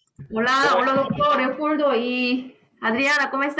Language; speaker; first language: Spanish; non-native, learner; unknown